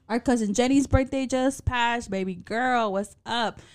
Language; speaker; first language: English; early bilingual, other home language; Spanish